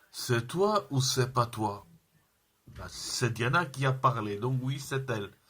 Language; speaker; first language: French; native; French